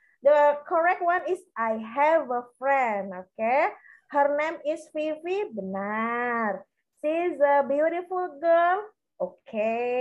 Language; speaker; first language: English; non-native, learner; Indonesian